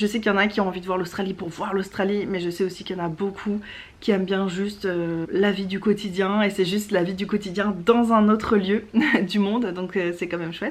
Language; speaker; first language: French; native; French